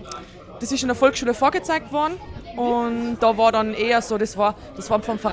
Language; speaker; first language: German; native; German